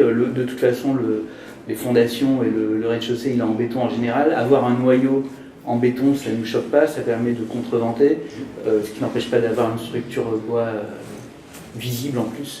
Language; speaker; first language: French; native; French